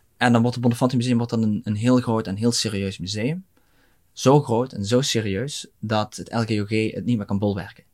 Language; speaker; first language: Dutch; native; Dutch